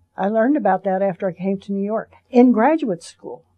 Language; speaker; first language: English; native; English